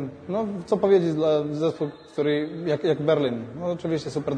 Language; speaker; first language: Polish; non-native, fluent; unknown